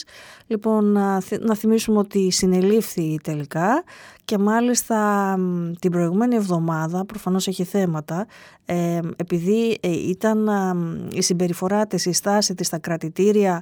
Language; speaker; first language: Greek; native; Greek